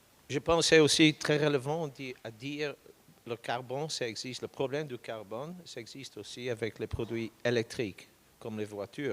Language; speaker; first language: French; non-native, fluent; English